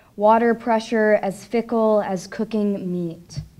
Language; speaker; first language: English; native; English